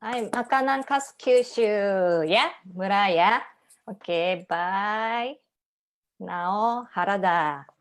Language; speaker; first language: Indonesian; non-native, fluent; Japanese